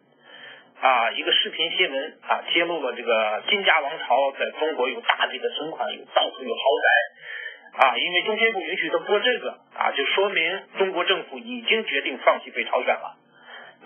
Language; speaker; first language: Chinese; native; Chinese